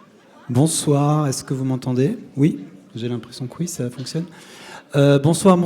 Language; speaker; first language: French; native; French